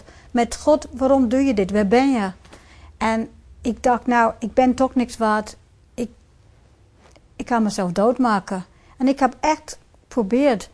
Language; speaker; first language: Dutch; non-native, fluent; English